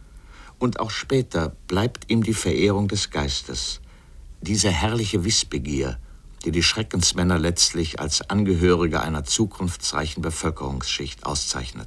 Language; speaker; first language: German; native; German